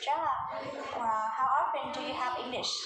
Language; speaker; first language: English; non-native, fluent; Vietnamese